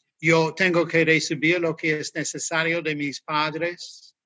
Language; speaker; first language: Spanish; non-native, learner; English